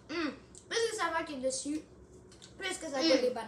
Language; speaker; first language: French; non-native, local second language; English